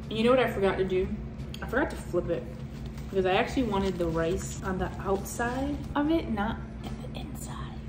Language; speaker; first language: English; native; English